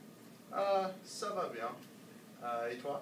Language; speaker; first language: French; non-native, learner; English